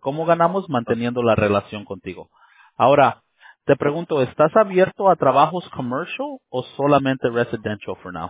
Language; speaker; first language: Spanish; early bilingual, heritage; Spanish